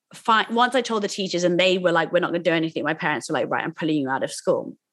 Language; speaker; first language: English; native; English